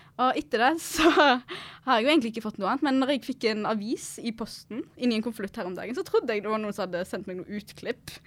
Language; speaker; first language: Norwegian; early bilingual, other home language; Arabic